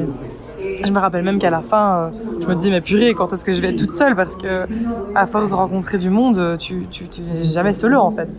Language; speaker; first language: French; native; French